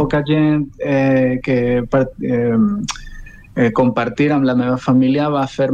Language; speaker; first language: Catalan; non-native, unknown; Spanish